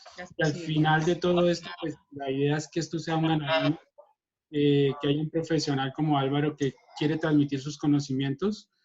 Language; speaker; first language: Spanish; native; Spanish